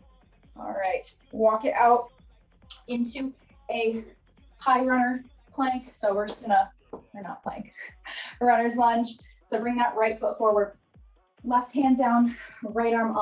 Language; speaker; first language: English; native; English